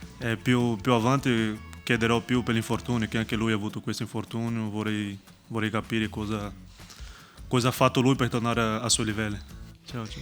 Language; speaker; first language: Italian; non-native, fluent; Portuguese